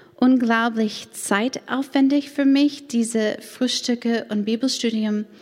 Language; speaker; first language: German; non-native, fluent; English